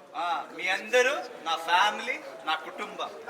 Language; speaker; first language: Telugu; non-native, learner; Hindi